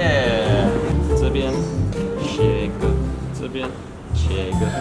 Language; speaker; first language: Chinese; non-native, fluent; English